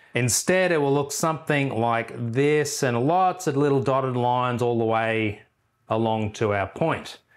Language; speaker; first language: English; native; English